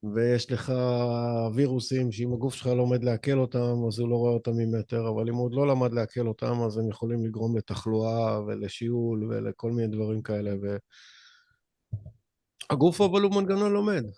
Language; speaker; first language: Hebrew; native; Hebrew